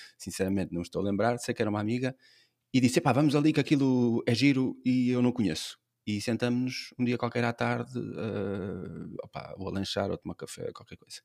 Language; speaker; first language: Portuguese; native; Portuguese